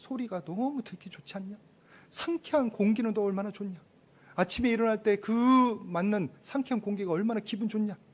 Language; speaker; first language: Korean; native; Korean